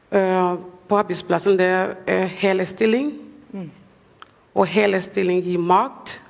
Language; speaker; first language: Norwegian; non-native, fluent; English